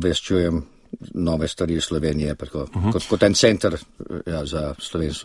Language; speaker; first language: Slovenian; early bilingual, other home language; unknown